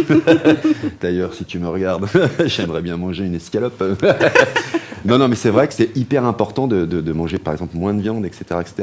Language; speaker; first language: French; native; French